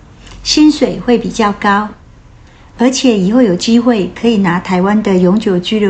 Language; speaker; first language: Chinese; non-native, fluent; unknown